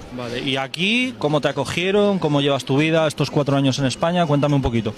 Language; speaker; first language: Spanish; native; Spanish